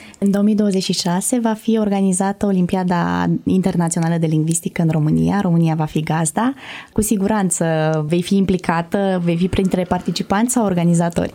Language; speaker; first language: Romanian; native; Romanian